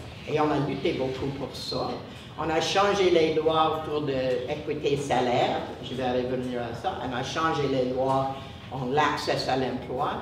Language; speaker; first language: French; non-native, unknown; English